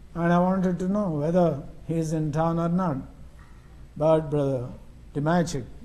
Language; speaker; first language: English; non-native, local second language; Telugu